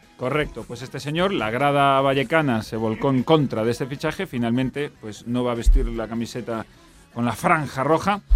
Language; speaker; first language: Spanish; native; Spanish